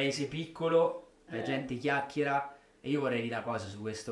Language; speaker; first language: Italian; native; Italian